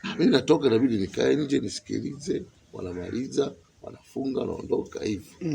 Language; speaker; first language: Swahili; native; Swahili